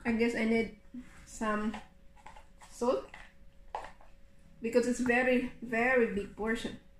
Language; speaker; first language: English; non-native, local second language; Cebuano